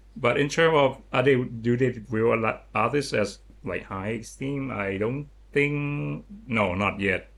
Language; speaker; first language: English; non-native, learner; Lao